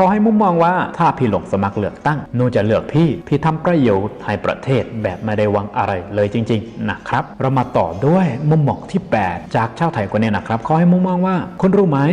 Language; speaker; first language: Thai; native; Thai